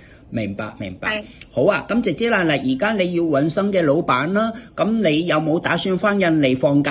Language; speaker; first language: Cantonese; native; Cantonese